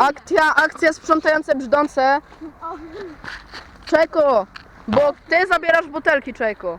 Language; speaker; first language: Polish; native; Polish